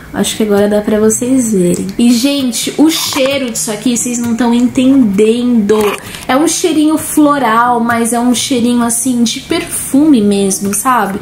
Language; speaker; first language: Portuguese; native; Portuguese